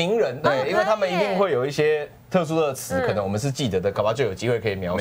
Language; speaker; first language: Chinese; native; Chinese